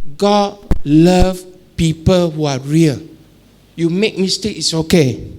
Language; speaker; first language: English; non-native, local second language; Malay